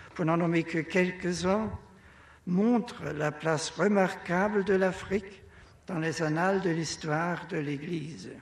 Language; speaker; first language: French; non-native, fluent; German